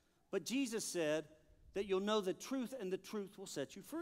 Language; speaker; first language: English; native; English